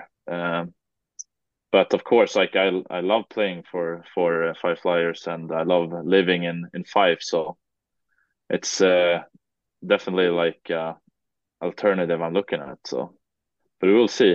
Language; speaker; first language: English; non-native, fluent; Swedish